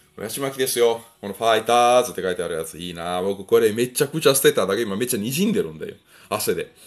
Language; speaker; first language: Japanese; non-native, fluent; Italian